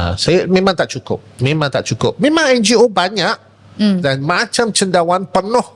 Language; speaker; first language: Malay; non-native, local second language; Chinese